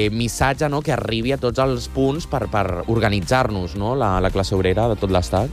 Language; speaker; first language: Catalan; non-native, local second language; Spanish